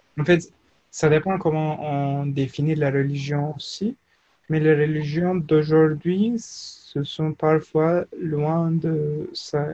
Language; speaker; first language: French; non-native, fluent; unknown